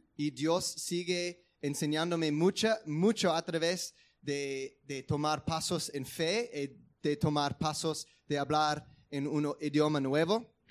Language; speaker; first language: Spanish; non-native, learner; English